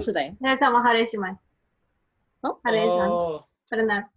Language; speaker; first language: Indonesian; non-native, fluent; Japanese